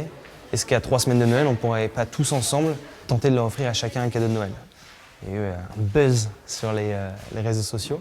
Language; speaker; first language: French; native; French